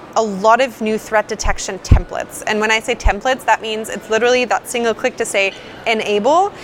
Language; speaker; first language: English; non-native, fluent; German